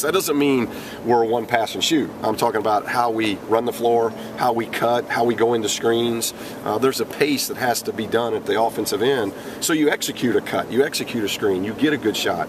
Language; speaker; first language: English; native; English